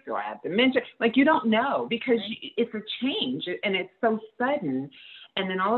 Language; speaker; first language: English; native; English